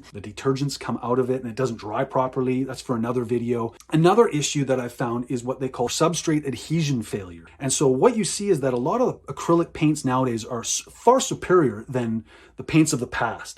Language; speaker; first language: English; native; English